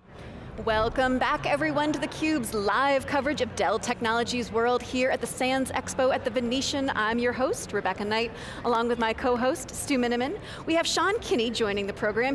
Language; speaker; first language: English; native; English